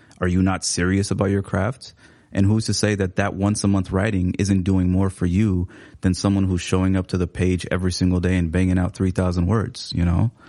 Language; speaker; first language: English; early bilingual, other home language; Somali